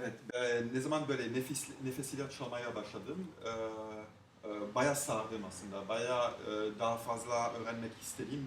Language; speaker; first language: Turkish; non-native, fluent; French